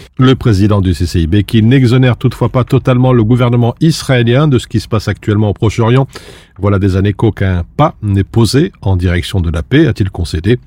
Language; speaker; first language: French; native; French